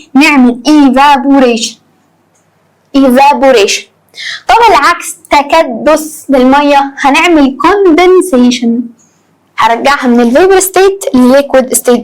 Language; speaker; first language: Arabic; native; Arabic